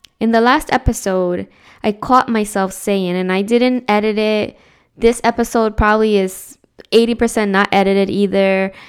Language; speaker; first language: English; early bilingual, other home language; Spanish